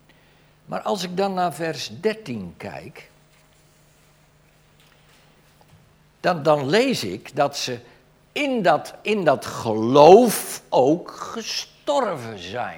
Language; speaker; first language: Dutch; native; Dutch